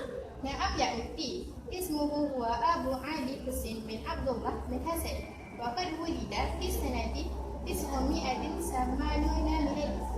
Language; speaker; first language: Arabic; non-native, learner; Malay